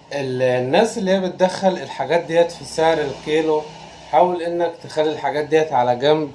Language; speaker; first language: Arabic; native; Arabic